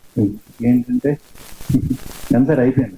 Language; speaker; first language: Telugu; native; Telugu